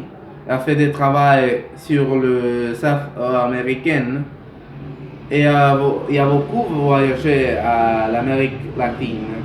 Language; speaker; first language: French; non-native, learner; Spanish